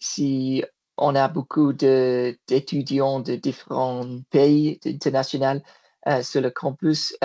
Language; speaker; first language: French; non-native, learner; English